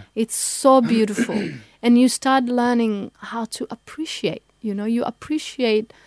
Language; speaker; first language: English; non-native, local second language; Somali